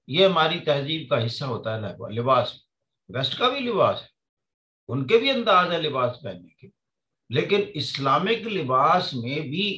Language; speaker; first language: Urdu; non-native, local second language; Punjabi